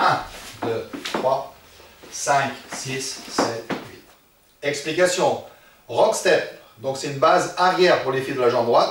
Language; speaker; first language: French; native; French